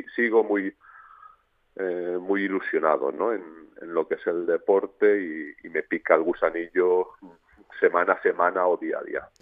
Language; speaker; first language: Spanish; native; Spanish